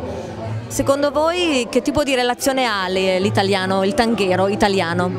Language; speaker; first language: Italian; native; Italian